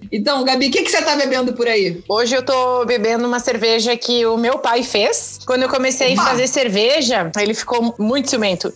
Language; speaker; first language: Portuguese; native; Portuguese